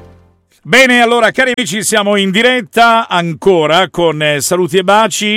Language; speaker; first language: Italian; native; Italian